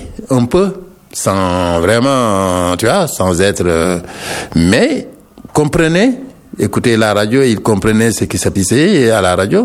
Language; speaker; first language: French; non-native, local second language; Wolof